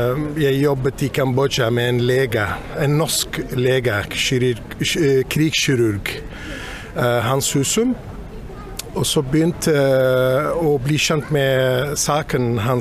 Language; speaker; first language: Norwegian; non-native, fluent; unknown